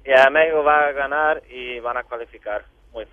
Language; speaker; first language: Spanish; non-native, local second language; English